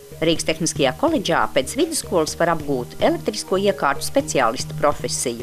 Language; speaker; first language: Latvian; native; Latvian